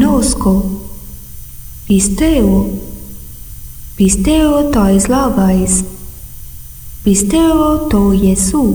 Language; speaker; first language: Greek; non-native, fluent; Portuguese